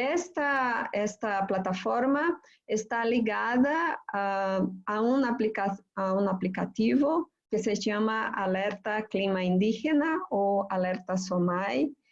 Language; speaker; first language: Spanish; non-native, fluent; Portuguese